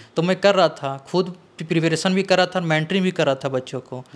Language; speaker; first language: Hindi; native; Hindi